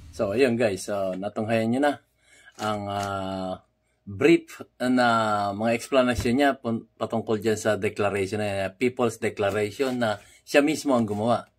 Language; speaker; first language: Filipino; native; Filipino